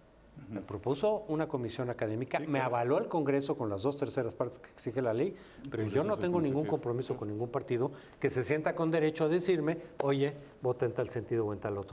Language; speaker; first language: Spanish; native; Spanish